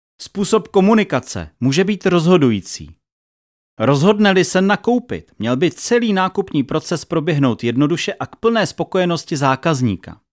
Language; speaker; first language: Czech; native; Czech